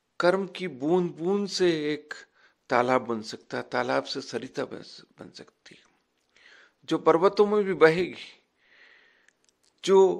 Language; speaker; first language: Hindi; native; Hindi